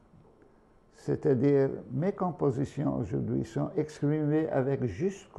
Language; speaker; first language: French; non-native, fluent; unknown